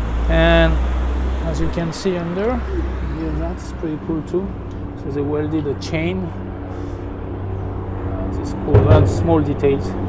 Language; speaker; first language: English; non-native, fluent; French